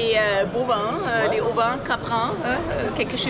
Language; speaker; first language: French; non-native, fluent; German